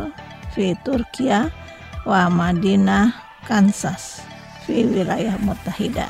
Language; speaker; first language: Arabic; non-native, fluent; Indonesian